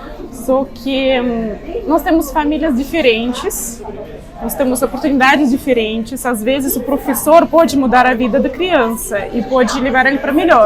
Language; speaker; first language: Portuguese; non-native, fluent; Russian